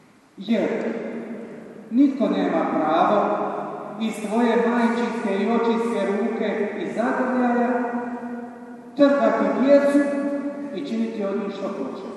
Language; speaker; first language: Serbian; native; Serbian